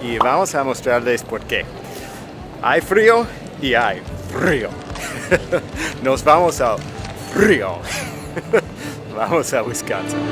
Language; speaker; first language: Spanish; non-native, fluent; English